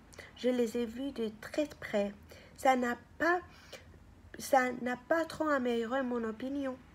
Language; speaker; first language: French; non-native, fluent; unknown